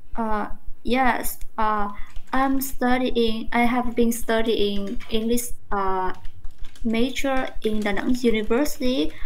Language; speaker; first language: English; non-native, learner; Vietnamese